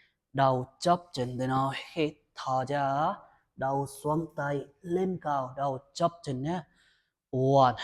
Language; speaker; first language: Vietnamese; non-native, learner; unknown